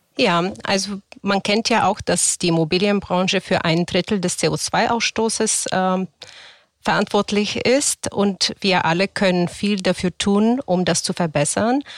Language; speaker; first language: German; non-native, fluent; Bulgarian